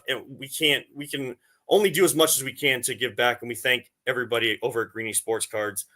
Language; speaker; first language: English; native; English